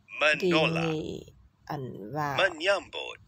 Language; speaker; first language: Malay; non-native, learner; Vietnamese